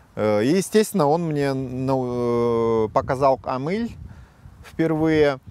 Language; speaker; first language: Russian; native; Russian